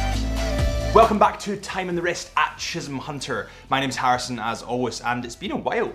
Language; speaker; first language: English; native; English